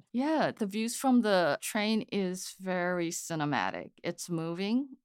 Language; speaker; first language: English; non-native, fluent; Korean